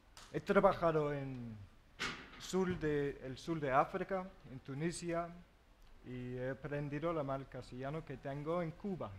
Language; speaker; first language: Spanish; non-native, learner; English